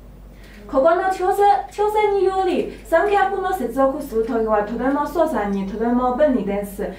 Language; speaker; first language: Japanese; non-native, learner; Chinese